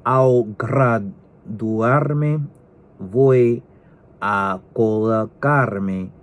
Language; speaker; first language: Spanish; non-native, learner; English